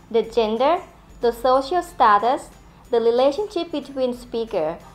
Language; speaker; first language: English; non-native, fluent; Thai